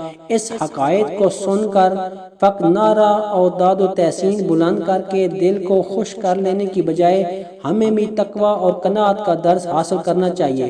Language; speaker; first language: Urdu; native; Urdu